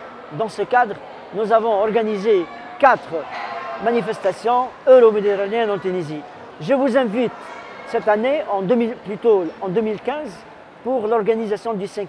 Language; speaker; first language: French; non-native, local second language; Arabic